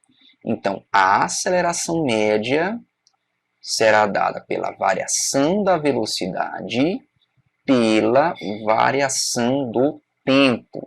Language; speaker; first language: Portuguese; native; Portuguese